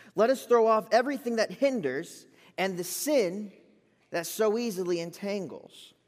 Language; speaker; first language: English; native; English